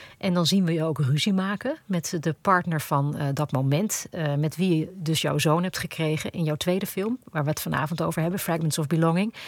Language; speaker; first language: Dutch; native; Dutch